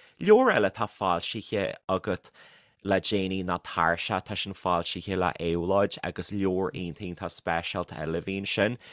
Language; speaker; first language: Irish; native; Irish